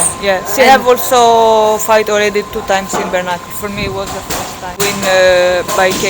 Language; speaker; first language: English; non-native, fluent; Greek